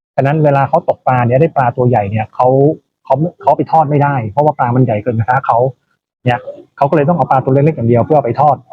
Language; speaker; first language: Thai; native; Thai